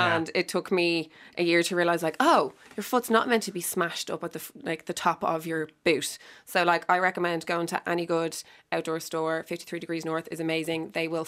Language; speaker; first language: English; native; English